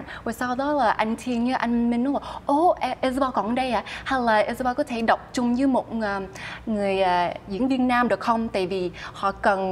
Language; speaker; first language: Vietnamese; early bilingual, heritage; Vietnamese